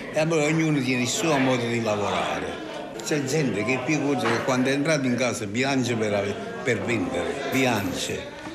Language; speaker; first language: Italian; native; Italian